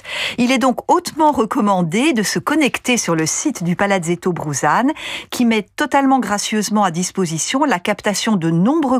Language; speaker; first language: French; native; French